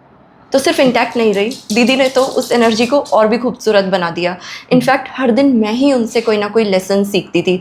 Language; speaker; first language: Hindi; native; Hindi